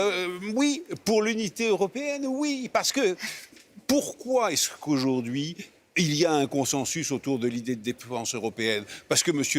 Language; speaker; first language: French; native; French